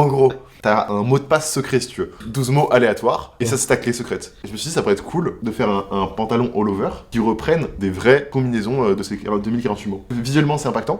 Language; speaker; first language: French; native; French